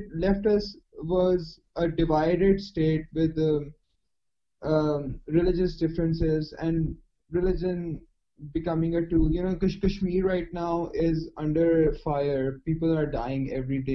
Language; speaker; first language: English; non-native, local second language; Urdu